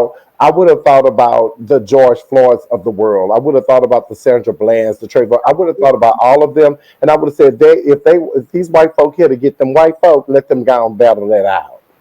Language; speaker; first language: English; native; English